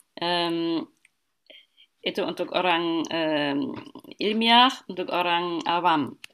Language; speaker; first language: Indonesian; non-native, fluent; German